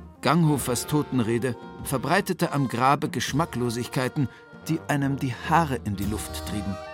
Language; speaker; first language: German; native; German